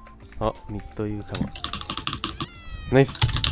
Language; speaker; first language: Japanese; non-native, learner; Chinese